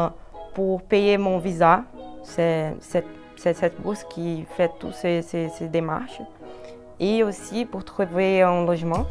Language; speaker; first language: French; non-native, fluent; Portuguese